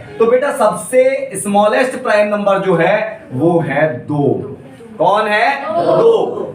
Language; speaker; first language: Hindi; native; Hindi